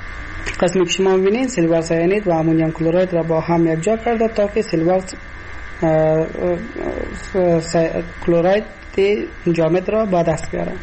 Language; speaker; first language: Persian; native; Persian